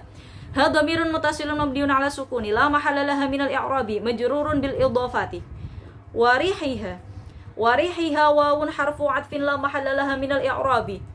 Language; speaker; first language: Arabic; non-native, learner; Javanese